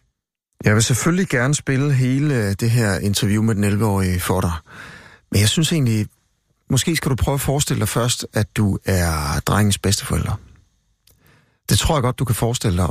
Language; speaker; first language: Danish; native; Danish